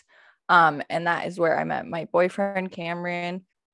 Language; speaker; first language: English; native; English